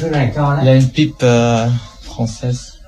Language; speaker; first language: French; non-native, local second language; Vietnamese